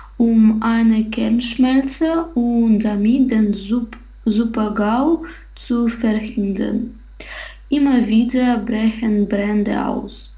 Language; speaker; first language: German; non-native, learner; Russian